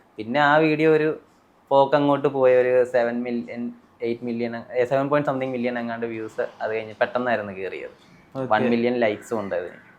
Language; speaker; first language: Malayalam; native; Malayalam